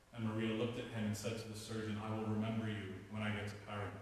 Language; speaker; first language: English; native; English